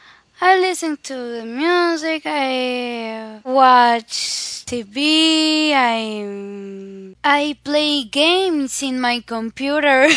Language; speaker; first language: English; non-native, learner; Spanish